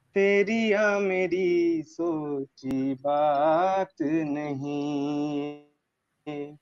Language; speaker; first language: Hindi; native; Hindi